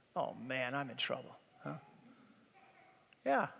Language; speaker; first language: English; native; English